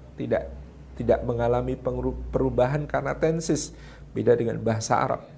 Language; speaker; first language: Indonesian; non-native, local second language; Javanese